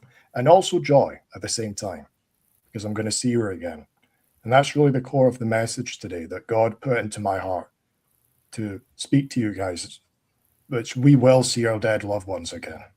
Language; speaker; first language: English; native; English